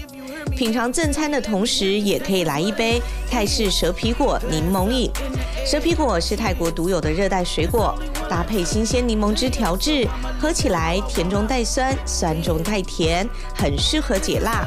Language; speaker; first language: Chinese; native; Chinese